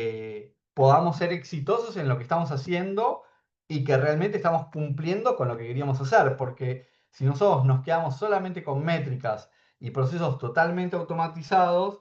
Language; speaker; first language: Spanish; native; Spanish